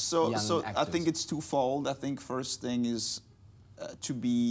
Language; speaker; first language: English; non-native, local second language; Russian